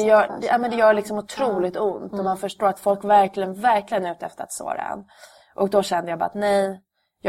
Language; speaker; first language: Swedish; native; Swedish